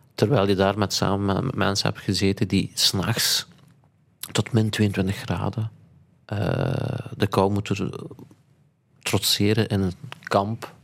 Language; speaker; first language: Dutch; early bilingual, other home language; Turkish